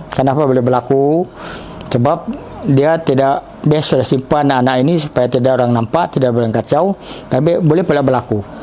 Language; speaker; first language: Malay; non-native, local second language; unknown